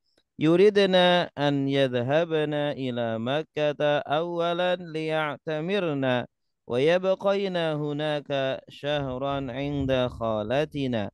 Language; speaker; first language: Arabic; non-native, fluent; Indonesian